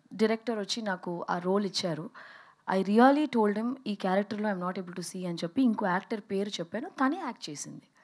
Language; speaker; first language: Telugu; early bilingual, heritage; Telugu